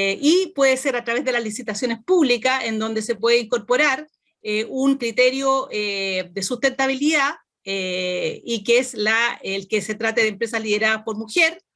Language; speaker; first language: Spanish; native; Spanish